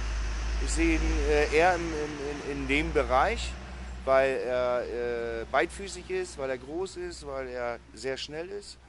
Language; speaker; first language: German; native; German